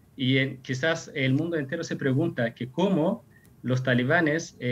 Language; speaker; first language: Spanish; non-native, fluent; Persian